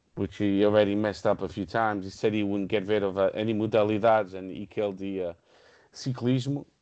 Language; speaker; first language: English; non-native, fluent; Portuguese